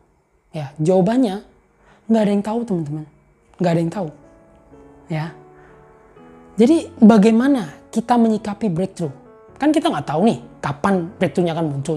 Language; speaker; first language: Indonesian; native; Indonesian